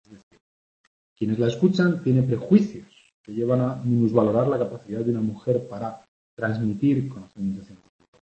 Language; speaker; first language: Spanish; native; Spanish